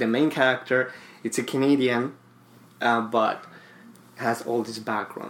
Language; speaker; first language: English; non-native, fluent; Spanish